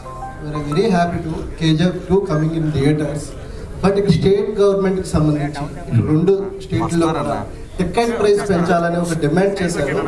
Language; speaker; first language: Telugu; native; Telugu